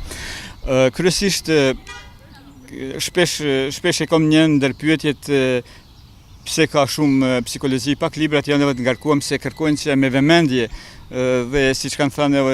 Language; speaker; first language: Albanian; native; Albanian